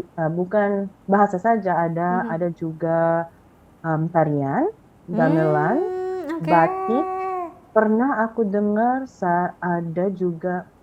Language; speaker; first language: Indonesian; non-native, fluent; Filipino